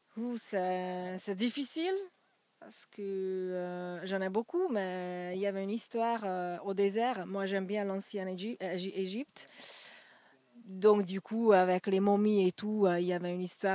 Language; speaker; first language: French; non-native, fluent; Hungarian